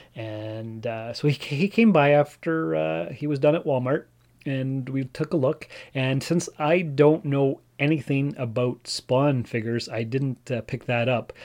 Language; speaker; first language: English; early bilingual, other home language; Dutch